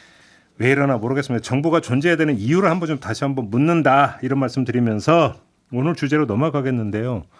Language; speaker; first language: Korean; native; Korean